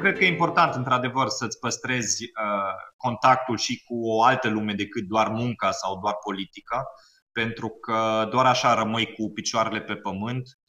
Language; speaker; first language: Romanian; non-native, fluent; German